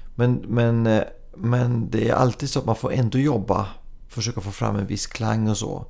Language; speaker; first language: Swedish; early bilingual, other home language; English